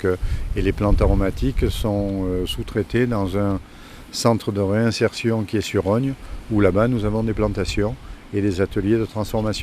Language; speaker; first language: French; native; French